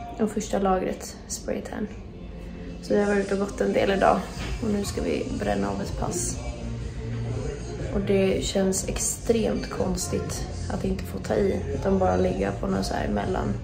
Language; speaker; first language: Swedish; native; Swedish